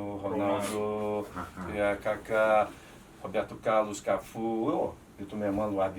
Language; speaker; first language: Indonesian; non-native, fluent; Portuguese